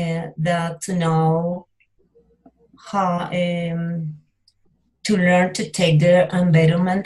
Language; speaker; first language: English; non-native, learner; Spanish